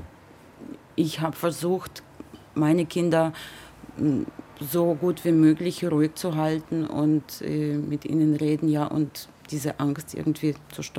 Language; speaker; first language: German; non-native, fluent; Ukrainian